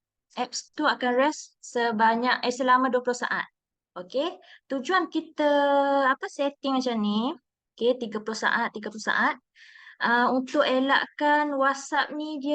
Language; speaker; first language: Malay; native; Malay